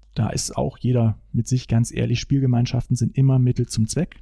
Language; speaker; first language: German; native; German